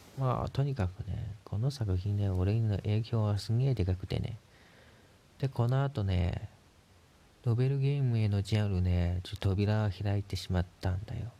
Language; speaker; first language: Japanese; non-native, fluent; Chinese